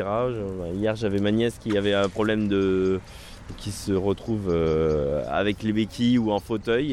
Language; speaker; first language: French; native; French